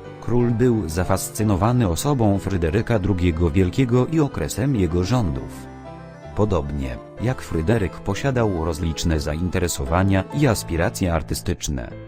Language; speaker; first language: Polish; native; Polish